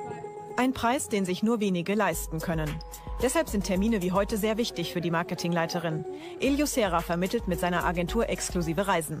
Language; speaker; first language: German; native; German